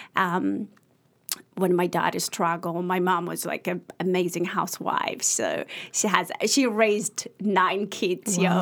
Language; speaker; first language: English; early bilingual, other home language; Arabic